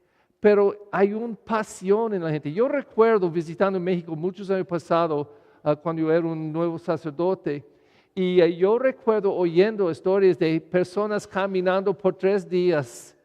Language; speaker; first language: Spanish; non-native, fluent; English